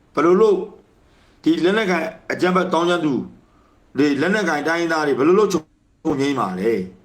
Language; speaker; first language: Burmese; native; Burmese